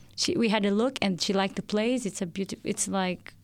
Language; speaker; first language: English; non-native, local second language; Filipino